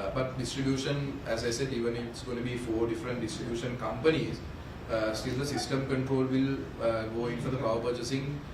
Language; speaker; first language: English; non-native, local second language; Sinhala